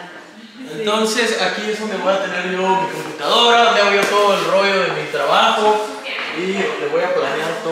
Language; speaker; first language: Spanish; native; Spanish